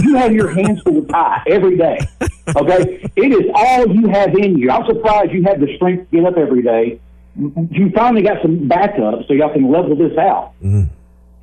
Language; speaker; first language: English; native; English